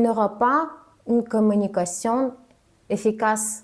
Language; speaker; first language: French; non-native, fluent; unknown